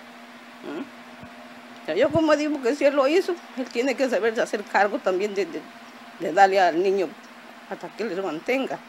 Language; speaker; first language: Spanish; native; Spanish